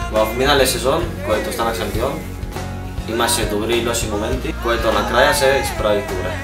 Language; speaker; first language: Bulgarian; early bilingual, heritage; Bulgarian